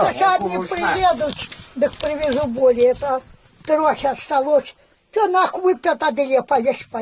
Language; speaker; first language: Russian; non-native, local second language; Belarusian